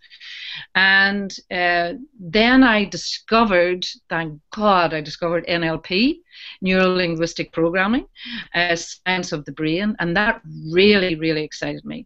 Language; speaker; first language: English; native; English